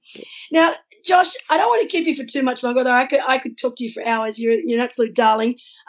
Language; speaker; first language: English; native; English